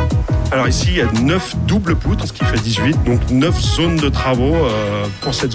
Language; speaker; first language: French; native; French